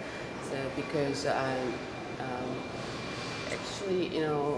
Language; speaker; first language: English; non-native, learner; Korean